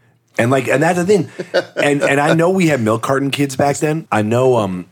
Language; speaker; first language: English; native; English